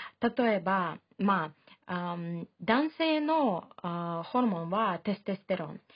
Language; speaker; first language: Japanese; non-native, fluent; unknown